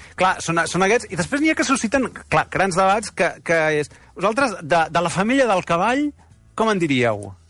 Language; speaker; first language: Catalan; native; Catalan